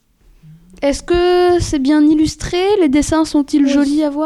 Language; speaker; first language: French; native; French